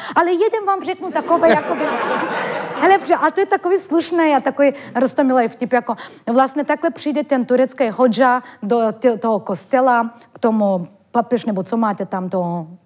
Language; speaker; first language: Czech; non-native, fluent; Turkish